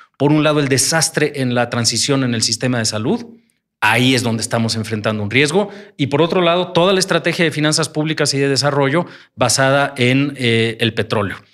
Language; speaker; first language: Spanish; native; Spanish